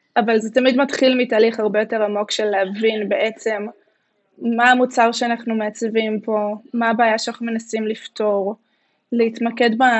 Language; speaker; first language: Hebrew; native; Hebrew